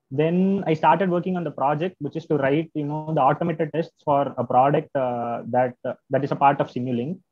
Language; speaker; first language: English; non-native, local second language; Tamil